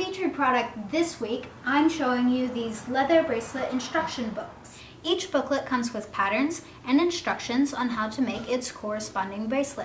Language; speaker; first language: English; native; English